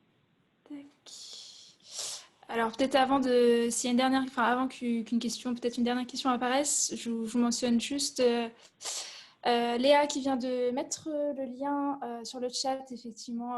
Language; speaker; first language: French; native; French